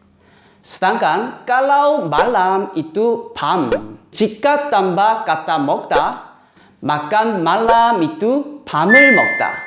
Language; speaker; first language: Indonesian; non-native, fluent; Korean